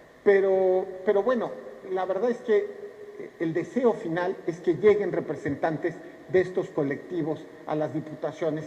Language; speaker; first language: Spanish; native; Spanish